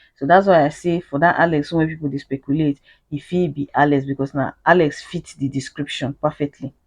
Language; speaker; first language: Nigerian Pidgin; native; Nigerian Pidgin